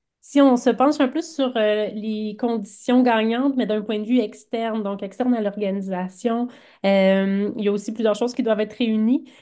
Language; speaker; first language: French; native; French